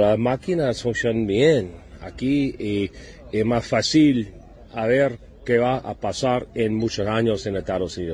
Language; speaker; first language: Spanish; non-native, learner; English